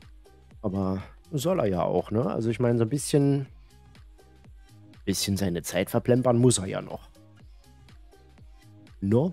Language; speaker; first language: German; native; German